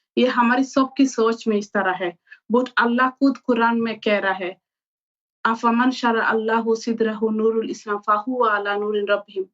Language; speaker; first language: Urdu; non-native, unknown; Bangla